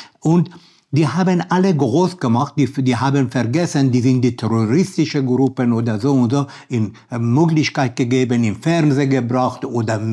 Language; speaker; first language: German; non-native, learner; Persian